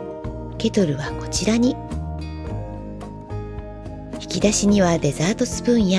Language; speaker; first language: Japanese; native; Japanese